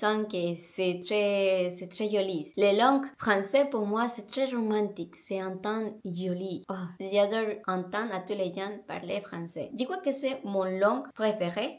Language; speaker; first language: French; non-native, learner; Spanish